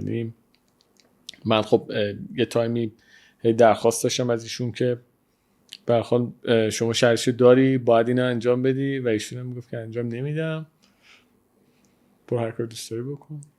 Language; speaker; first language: Persian; native; Persian